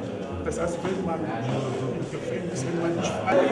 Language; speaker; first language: German; non-native, fluent; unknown